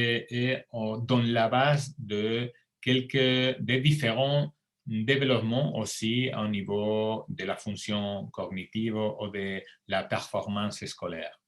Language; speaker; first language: French; non-native, fluent; Spanish